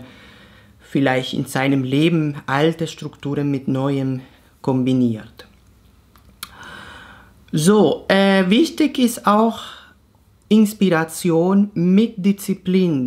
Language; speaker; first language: German; non-native, fluent; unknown